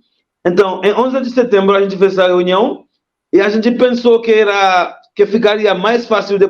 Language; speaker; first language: Portuguese; non-native, fluent; Haitian Creole